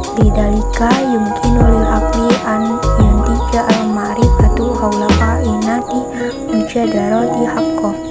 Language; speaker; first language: Arabic; non-native, learner; Indonesian